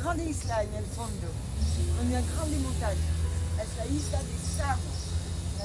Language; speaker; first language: Spanish; non-native, learner; Greek